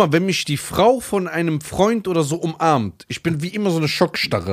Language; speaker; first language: German; early bilingual, other home language; Persian